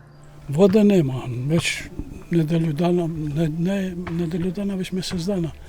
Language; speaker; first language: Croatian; non-native, local second language; Albanian